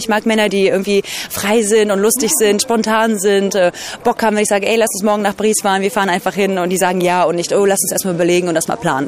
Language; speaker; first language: German; native; German